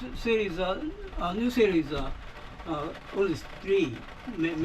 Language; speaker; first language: English; non-native, learner; Japanese